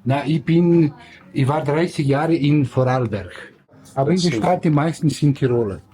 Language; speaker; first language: German; early bilingual, heritage; Portuguese